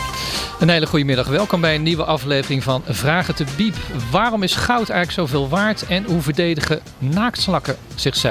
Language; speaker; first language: Dutch; native; Dutch